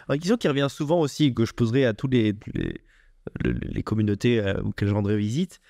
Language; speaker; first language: French; native; French